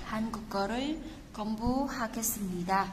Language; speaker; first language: Korean; non-native, fluent; Vietnamese